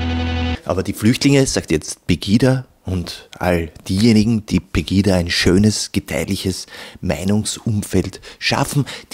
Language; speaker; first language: German; native; German